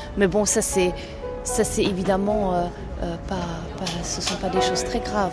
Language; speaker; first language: French; non-native, fluent; German